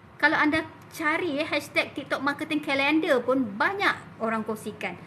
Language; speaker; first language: Malay; native; Malay